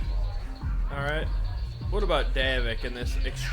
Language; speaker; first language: English; native; English